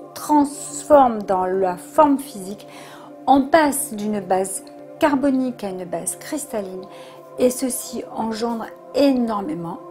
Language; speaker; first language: French; native; French